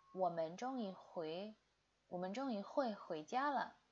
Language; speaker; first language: Chinese; non-native, fluent; Indonesian